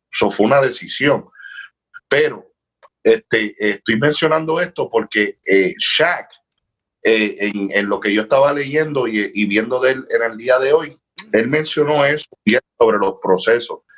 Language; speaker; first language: Spanish; early bilingual, heritage; Spanish